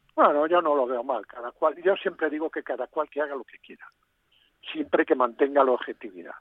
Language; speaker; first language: Spanish; non-native, local second language; Galician